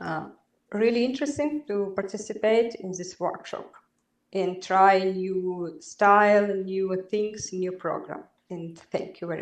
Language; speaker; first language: English; non-native, learner; Belarusian